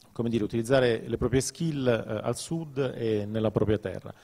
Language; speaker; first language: Italian; native; Italian